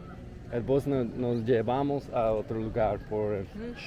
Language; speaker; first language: Spanish; non-native, learner; English